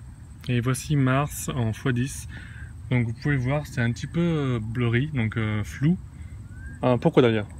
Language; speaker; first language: French; native; French